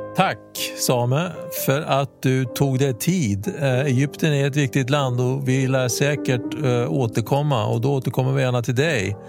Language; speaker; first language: Swedish; native; Swedish